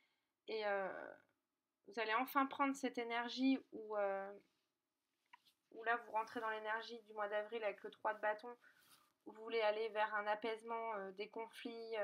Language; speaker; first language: French; native; French